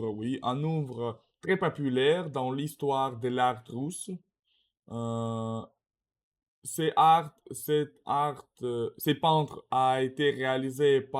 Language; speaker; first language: French; non-native, learner; Russian